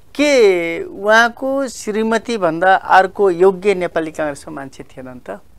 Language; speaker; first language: Nepali; non-native, local second language; Dangaura Tharu